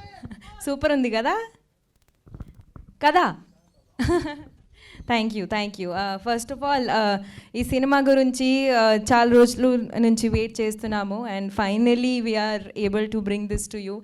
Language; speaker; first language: Telugu; non-native, fluent; Hindi